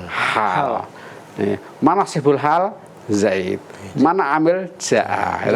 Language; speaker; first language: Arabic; non-native, fluent; Indonesian